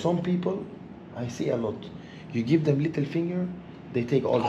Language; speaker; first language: English; non-native, fluent; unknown